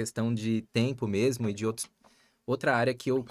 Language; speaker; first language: Portuguese; native; Portuguese